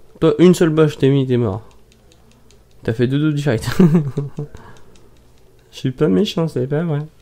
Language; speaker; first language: French; native; French